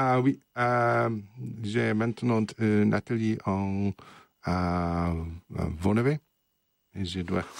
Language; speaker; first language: French; non-native, learner; English